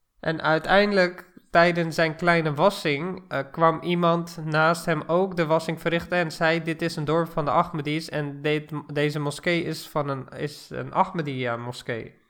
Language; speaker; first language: Dutch; non-native, fluent; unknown